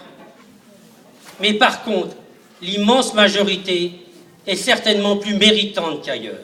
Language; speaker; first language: French; native; French